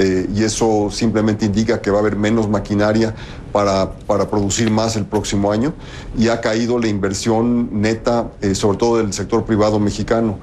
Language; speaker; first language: Spanish; native; Spanish